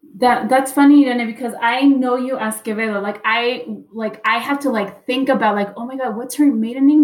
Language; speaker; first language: English; early bilingual, other home language; Spanish